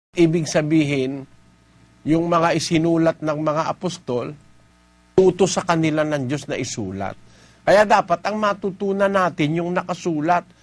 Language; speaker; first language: Filipino; native; Filipino